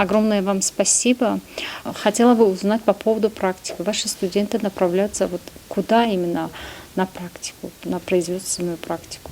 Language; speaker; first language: Russian; non-native, local second language; Tajik